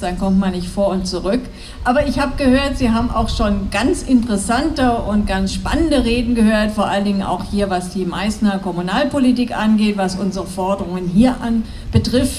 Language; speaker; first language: German; native; German